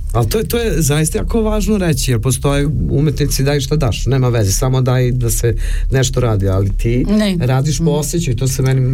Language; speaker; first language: Serbian; native; Serbian